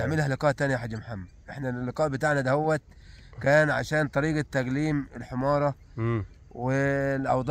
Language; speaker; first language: Arabic; native; Arabic